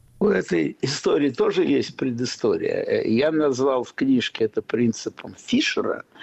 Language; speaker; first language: Russian; native; Russian